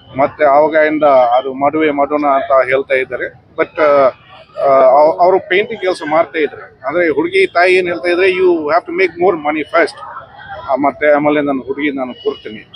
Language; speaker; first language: Kannada; non-native, fluent; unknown